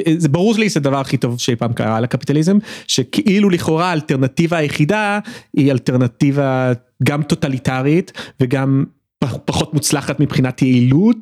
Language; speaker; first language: Hebrew; early bilingual, other home language; English